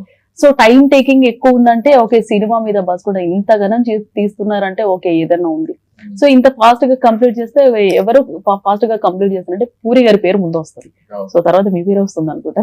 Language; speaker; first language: Telugu; native; Telugu